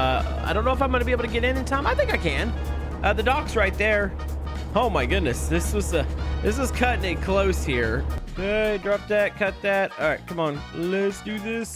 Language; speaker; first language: English; native; English